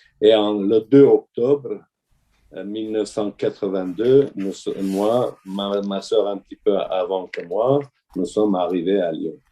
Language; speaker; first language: French; non-native, fluent; Armenian